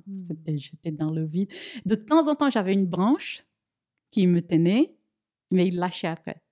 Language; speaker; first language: French; non-native, fluent; Portuguese